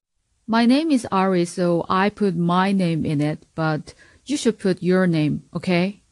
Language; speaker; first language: English; non-native, fluent; Korean